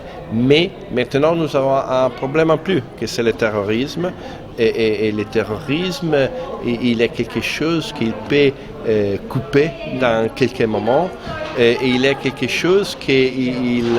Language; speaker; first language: French; non-native, fluent; Italian